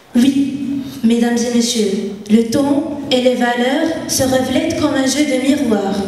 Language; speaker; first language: French; non-native, local second language; Arabic